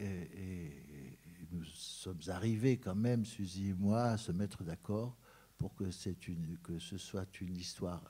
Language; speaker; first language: French; native; French